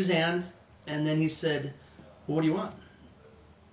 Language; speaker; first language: English; non-native, fluent; Swedish